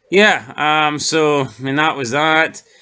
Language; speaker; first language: English; native; English